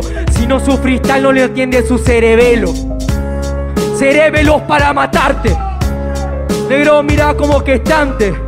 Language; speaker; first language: Spanish; native; Spanish